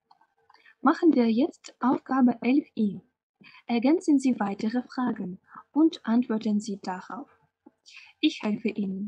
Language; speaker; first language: German; non-native, fluent; Russian